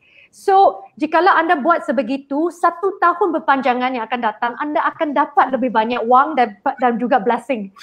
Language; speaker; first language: Malay; non-native, local second language; Chinese